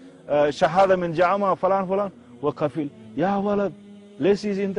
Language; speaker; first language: Arabic; non-native, learner; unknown